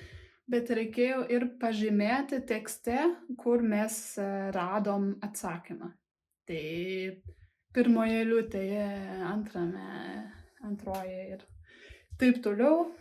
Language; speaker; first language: Lithuanian; non-native, learner; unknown